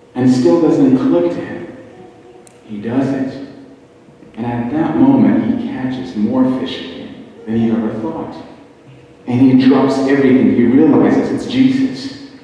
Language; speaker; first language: English; native; English